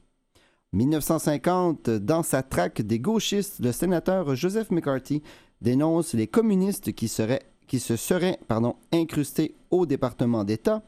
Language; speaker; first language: French; native; French